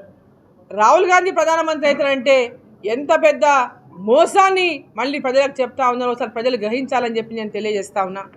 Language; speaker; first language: Telugu; native; Telugu